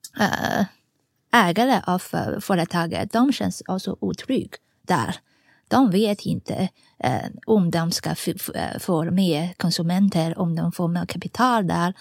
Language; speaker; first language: Swedish; non-native, fluent; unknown